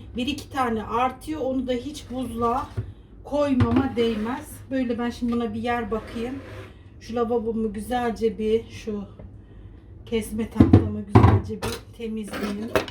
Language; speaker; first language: Turkish; native; Turkish